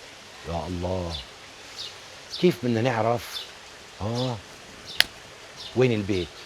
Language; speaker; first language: Arabic; native; Arabic